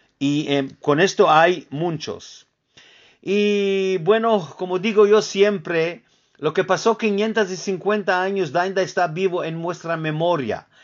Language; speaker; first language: Spanish; early bilingual, heritage; Ladino